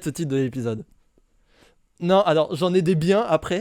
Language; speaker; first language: French; native; French